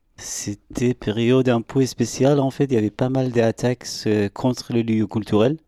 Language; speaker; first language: French; non-native, learner; Persian